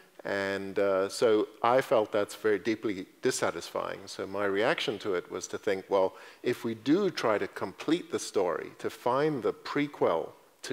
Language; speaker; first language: English; native; English